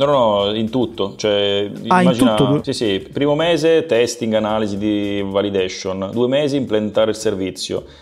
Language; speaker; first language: Italian; native; Italian